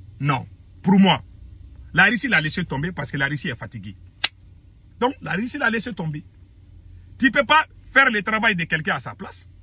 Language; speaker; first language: French; non-native, local second language; Bambara